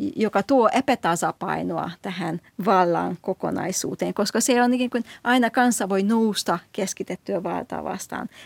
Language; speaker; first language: Finnish; non-native, fluent; Hungarian